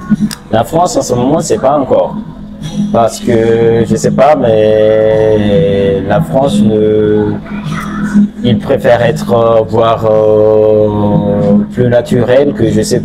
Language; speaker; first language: French; non-native, fluent; Chinese